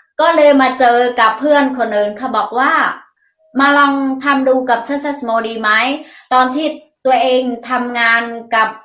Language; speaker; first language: Thai; non-native, learner; Mon